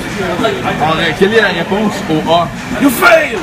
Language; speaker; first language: French; native; French